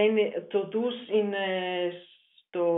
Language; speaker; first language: Greek; non-native, learner; German